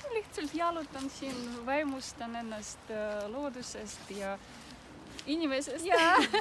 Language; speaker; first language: Estonian; non-native, fluent; Russian